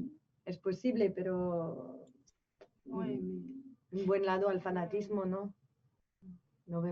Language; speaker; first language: Spanish; non-native, fluent; French